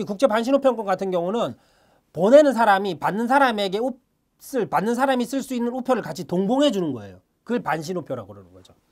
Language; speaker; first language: Korean; native; Korean